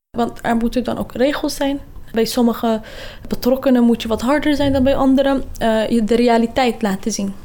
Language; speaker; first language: Dutch; early bilingual, other home language; Kurdish